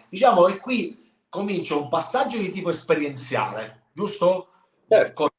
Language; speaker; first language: Italian; native; Italian